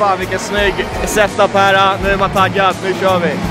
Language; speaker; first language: Swedish; native; Swedish